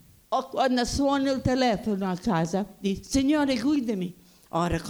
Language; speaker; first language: Italian; early bilingual, heritage; Italian